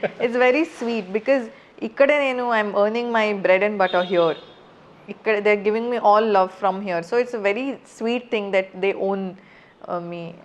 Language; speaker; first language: Telugu; non-native, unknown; Kannada